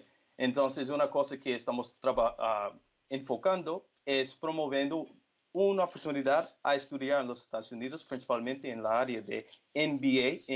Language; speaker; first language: Spanish; non-native, fluent; Portuguese